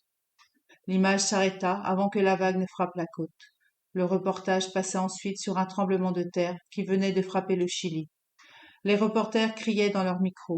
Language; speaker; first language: French; native; French